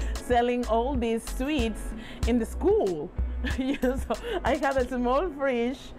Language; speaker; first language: English; non-native, fluent; Spanish